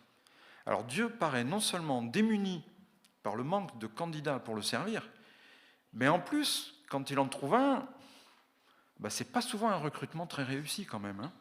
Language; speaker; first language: French; native; French